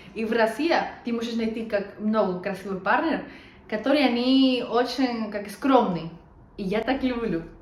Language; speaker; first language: Russian; non-native, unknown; Spanish